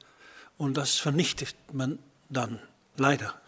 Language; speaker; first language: German; non-native, fluent; Dutch